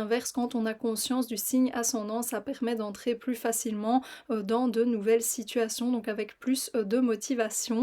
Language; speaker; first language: French; native; French